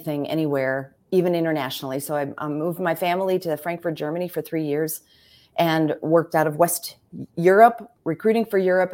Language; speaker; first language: English; native; English